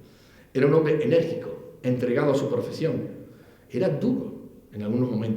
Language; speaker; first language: Spanish; native; Spanish